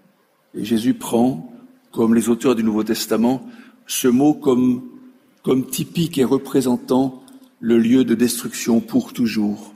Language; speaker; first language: French; native; French